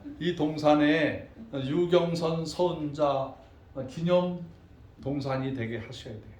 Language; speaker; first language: Korean; native; Korean